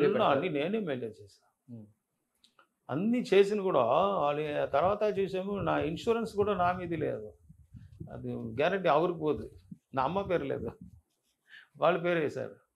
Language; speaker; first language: Telugu; non-native, learner; Tamil